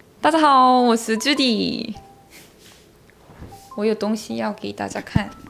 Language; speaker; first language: Chinese; non-native, fluent; Korean